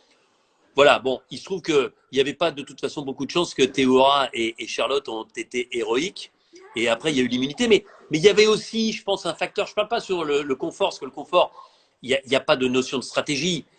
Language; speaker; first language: French; native; French